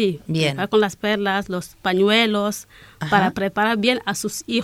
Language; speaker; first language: Spanish; non-native, learner; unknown